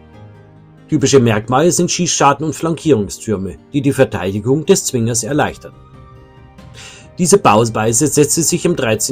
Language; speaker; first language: German; native; German